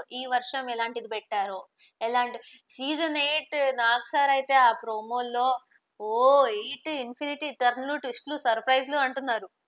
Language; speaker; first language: Telugu; non-native, local second language; Tamil